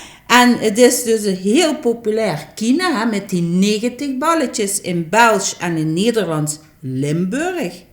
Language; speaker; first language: Dutch; native; Dutch